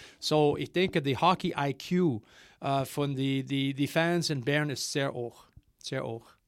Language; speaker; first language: German; non-native, learner; English